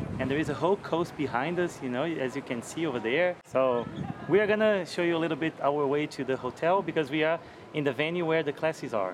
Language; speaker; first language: English; non-native, fluent; Portuguese